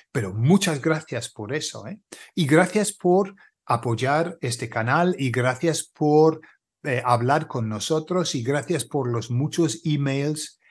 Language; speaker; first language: Spanish; non-native, fluent; English